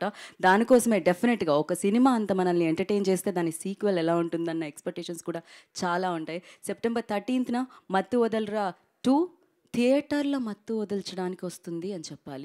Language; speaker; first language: Telugu; native; Telugu